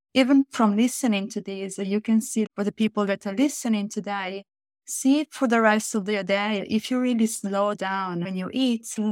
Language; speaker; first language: English; non-native, fluent; Italian